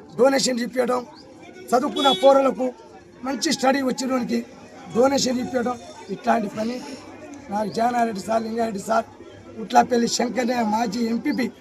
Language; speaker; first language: Telugu; non-native, local second language; Lambadi